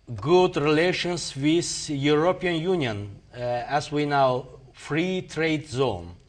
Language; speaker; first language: English; non-native, learner; Azerbaijani